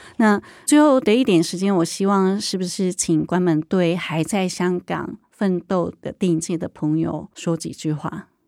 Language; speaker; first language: Chinese; native; Chinese